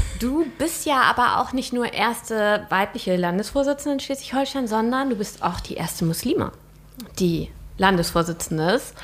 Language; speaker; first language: German; native; German